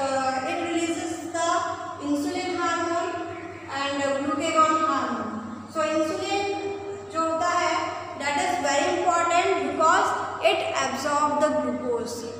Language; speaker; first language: English; non-native, local second language; Hindi